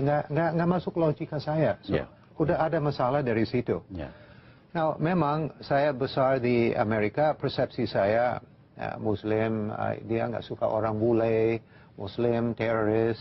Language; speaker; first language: Indonesian; non-native, fluent; English